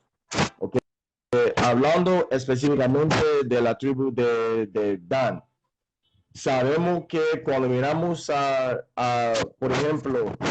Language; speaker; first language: Spanish; non-native, fluent; English